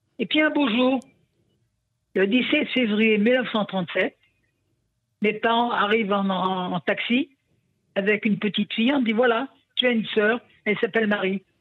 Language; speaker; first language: French; non-native, local second language; Yiddish